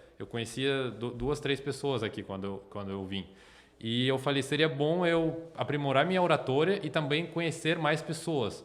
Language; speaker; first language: Portuguese; non-native, fluent; Russian